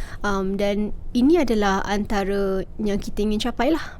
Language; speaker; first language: Malay; native; Malay